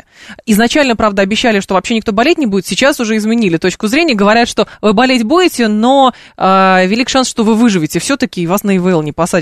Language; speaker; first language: Russian; native; Russian